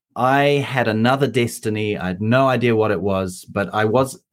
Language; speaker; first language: English; native; English